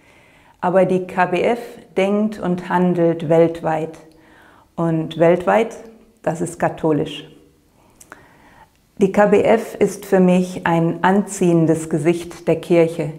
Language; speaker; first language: German; native; German